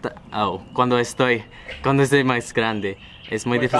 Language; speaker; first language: Spanish; non-native, learner; English